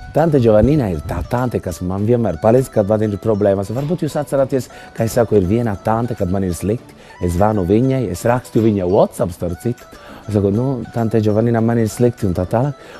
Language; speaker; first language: Latvian; non-native, fluent; Italian